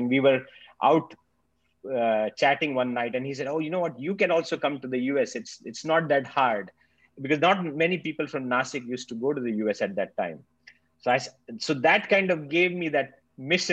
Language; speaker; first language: English; non-native, local second language; Marathi